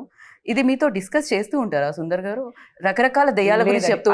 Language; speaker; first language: Telugu; native; Telugu